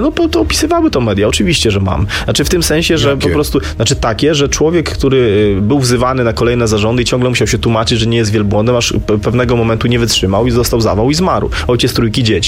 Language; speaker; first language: Polish; native; Polish